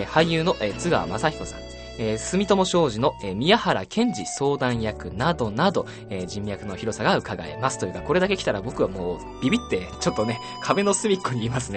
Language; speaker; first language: Japanese; native; Japanese